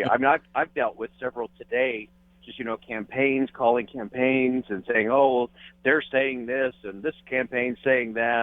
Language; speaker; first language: English; native; English